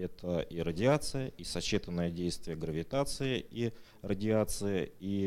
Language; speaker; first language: Russian; native; Russian